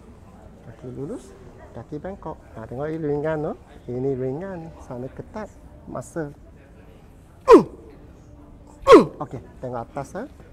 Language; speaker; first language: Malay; non-native, local second language; Cantonese